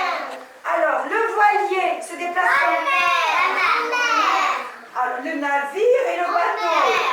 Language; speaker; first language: French; non-native, local second language; Arabic